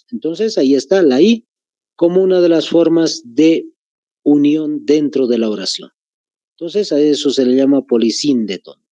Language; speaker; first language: Spanish; native; Spanish